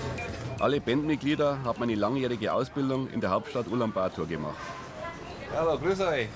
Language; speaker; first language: German; native; German